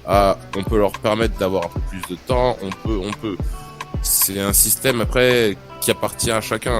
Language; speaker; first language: French; native; French